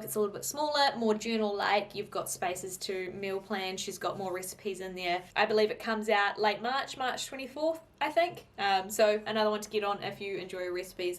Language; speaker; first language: English; native; English